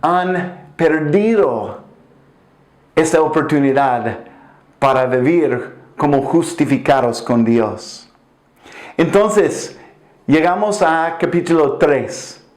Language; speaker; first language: Spanish; non-native, fluent; English